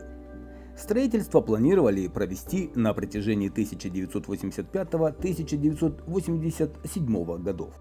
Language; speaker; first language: Russian; native; Russian